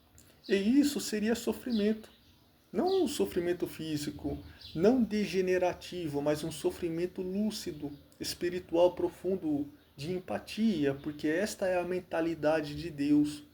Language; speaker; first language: Portuguese; native; Portuguese